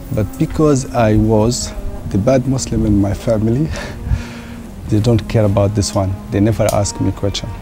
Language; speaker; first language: English; non-native, learner; Arabic